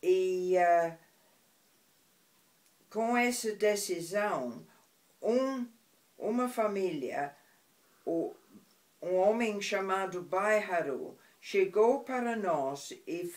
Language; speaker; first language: Portuguese; non-native, fluent; English